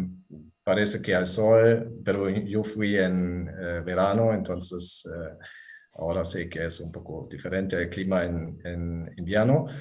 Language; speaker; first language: Spanish; non-native, fluent; German